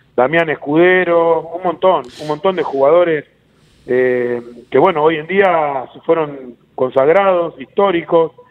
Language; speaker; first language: Spanish; native; Spanish